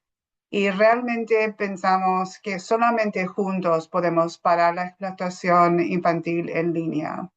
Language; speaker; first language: Spanish; non-native, fluent; English